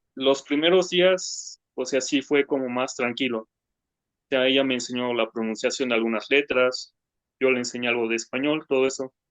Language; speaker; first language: Spanish; native; Spanish